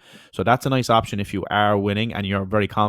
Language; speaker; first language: English; native; English